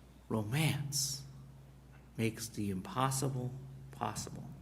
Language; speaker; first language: English; native; English